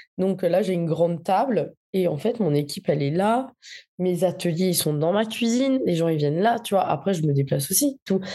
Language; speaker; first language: French; non-native, local second language; Morisyen